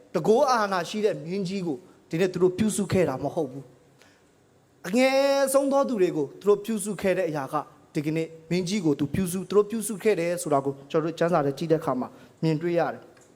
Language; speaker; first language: Burmese; non-native, local second language; Tedim Chin